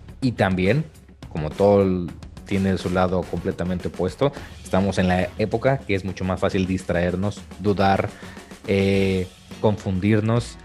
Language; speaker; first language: Spanish; native; Spanish